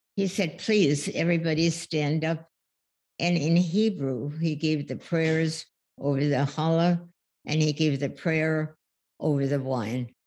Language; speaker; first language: English; early bilingual, other home language; German